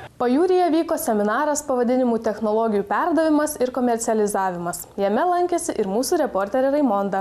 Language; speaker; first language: Lithuanian; native; Lithuanian